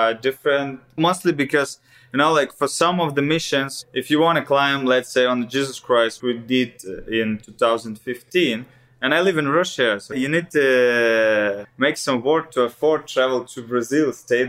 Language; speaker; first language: English; non-native, learner; Russian